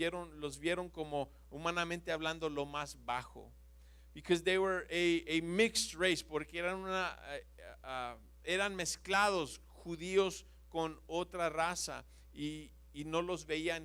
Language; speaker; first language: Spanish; non-native, fluent; English